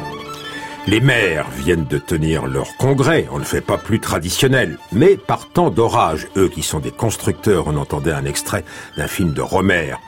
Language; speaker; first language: French; native; French